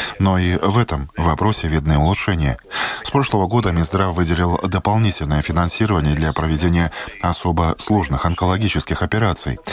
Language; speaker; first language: Russian; non-native, local second language; Latvian